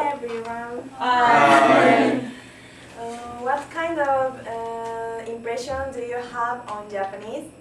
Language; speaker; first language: English; non-native, learner; Japanese